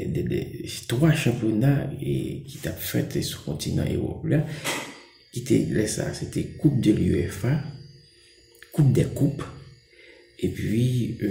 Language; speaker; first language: French; non-native, local second language; Haitian Creole